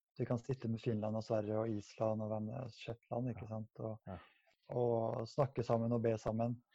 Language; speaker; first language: Norwegian; native; Norwegian